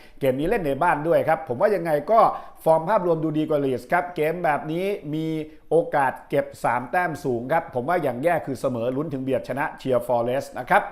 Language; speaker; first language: Thai; native; Thai